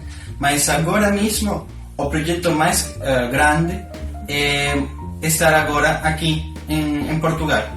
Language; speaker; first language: Portuguese; non-native, learner; Spanish